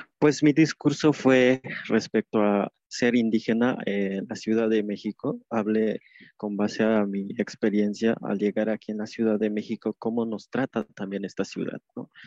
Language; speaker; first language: Spanish; non-native, local second language; Tzeltal